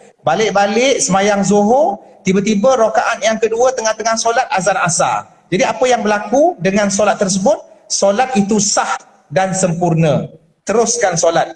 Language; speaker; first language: Malay; native; Malay